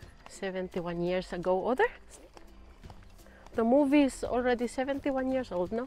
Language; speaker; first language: English; non-native, local second language; Filipino